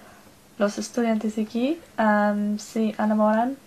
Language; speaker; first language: Spanish; non-native, learner; English